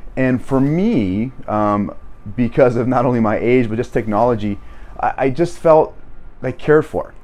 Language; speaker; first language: English; native; English